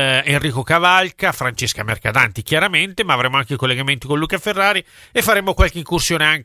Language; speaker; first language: Italian; native; Italian